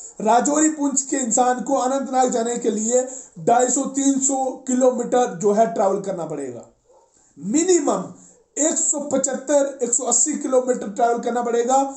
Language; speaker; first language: Hindi; non-native, local second language; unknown